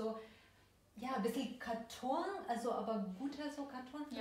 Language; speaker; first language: German; non-native, fluent; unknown